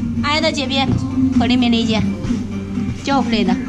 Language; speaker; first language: Russian; non-native, learner; Chinese